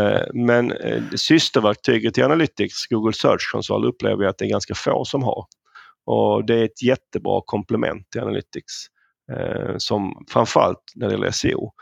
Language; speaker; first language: Swedish; native; Swedish